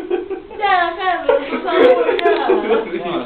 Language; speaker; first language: Spanish; native; Spanish